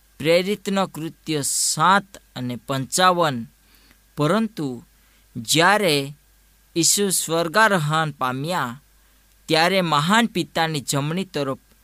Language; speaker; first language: Gujarati; non-native, local second language; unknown